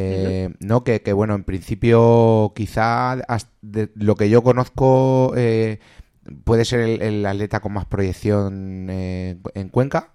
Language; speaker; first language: Spanish; native; Spanish